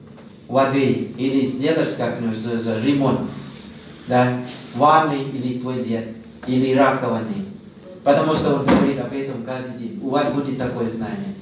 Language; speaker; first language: Russian; non-native, learner; Thai